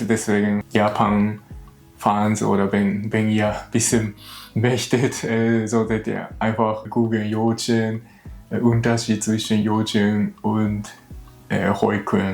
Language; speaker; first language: German; non-native, learner; Japanese